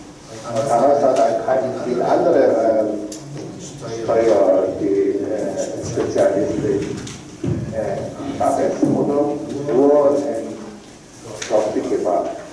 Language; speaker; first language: German; non-native, learner; Korean